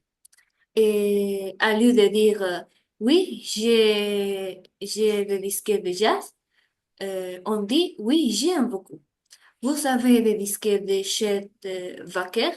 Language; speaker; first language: French; non-native, learner; Spanish